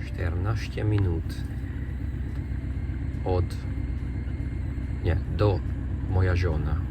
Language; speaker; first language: Polish; non-native, learner; Hungarian